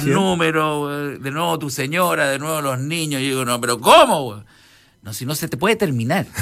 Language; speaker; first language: Spanish; native; Spanish